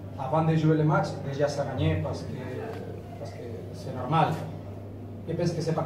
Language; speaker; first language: French; non-native, learner; Spanish